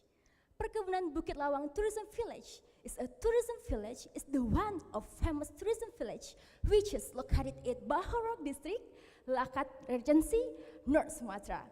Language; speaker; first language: English; non-native, learner; Indonesian